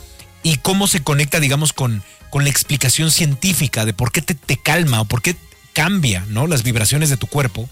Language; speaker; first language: Spanish; native; Spanish